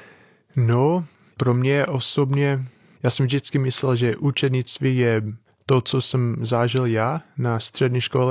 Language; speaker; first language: Czech; non-native, fluent; English